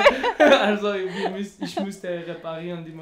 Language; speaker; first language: German; non-native, learner; French